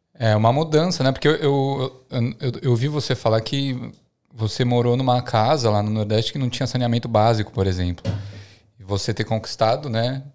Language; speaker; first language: Portuguese; native; Portuguese